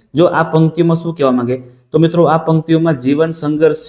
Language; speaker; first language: Hindi; non-native, local second language; Gujarati